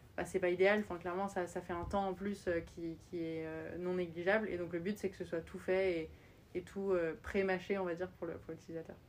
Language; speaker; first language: French; native; French